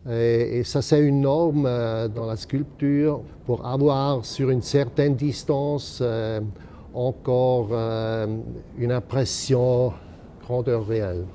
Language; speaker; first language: French; non-native, local second language; German